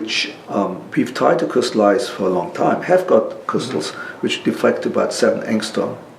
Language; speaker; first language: English; non-native, local second language; German